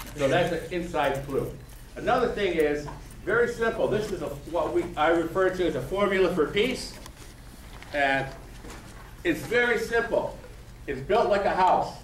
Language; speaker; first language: English; native; English